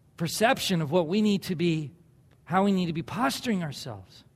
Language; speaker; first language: English; native; English